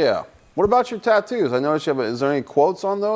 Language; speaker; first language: English; native; English